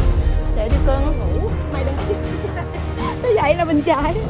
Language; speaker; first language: Vietnamese; native; Vietnamese